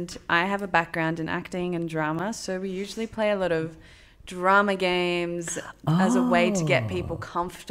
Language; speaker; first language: English; native; English